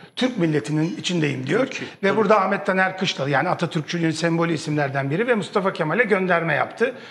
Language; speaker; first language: Turkish; native; Turkish